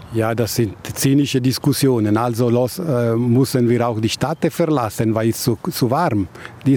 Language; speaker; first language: German; non-native, local second language; Italian